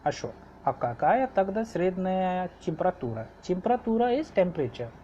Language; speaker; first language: Russian; non-native, fluent; Hindi